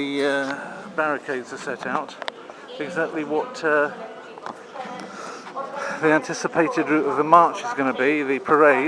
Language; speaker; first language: English; native; English